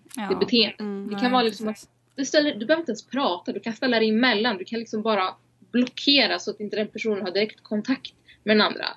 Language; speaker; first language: Swedish; early bilingual, other home language; Somali